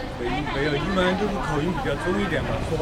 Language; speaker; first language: Chinese; native; Chinese